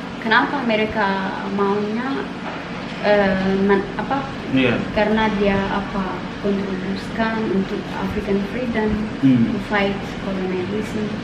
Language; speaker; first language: Indonesian; non-native, learner; Amharic